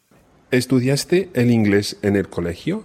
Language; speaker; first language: Spanish; non-native, fluent; English